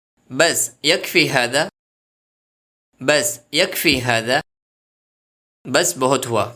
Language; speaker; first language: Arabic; non-native, fluent; Urdu